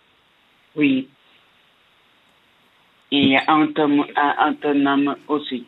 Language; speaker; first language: French; non-native, learner; Portuguese